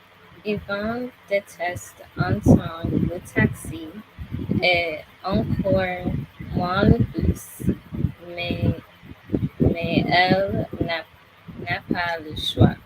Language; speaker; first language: French; non-native, learner; English